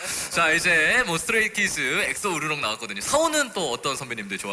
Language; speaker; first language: Korean; native; Korean